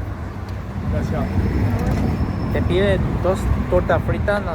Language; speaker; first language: Spanish; non-native, learner; English